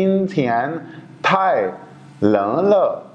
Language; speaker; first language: Chinese; non-native, fluent; Urdu